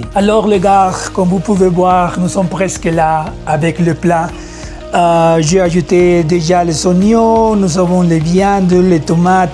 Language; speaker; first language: French; non-native, learner; Spanish